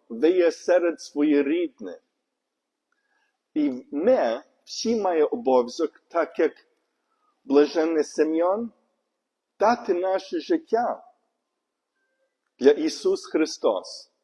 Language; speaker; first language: Ukrainian; non-native, learner; English